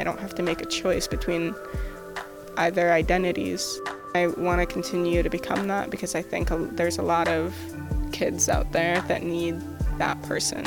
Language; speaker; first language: English; early bilingual, other home language; Arabic